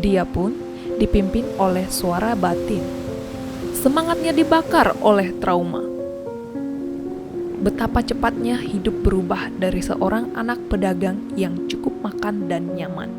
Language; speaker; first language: Indonesian; native; Indonesian